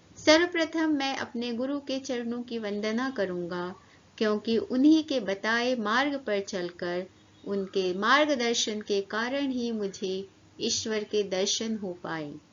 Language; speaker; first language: Hindi; native; Hindi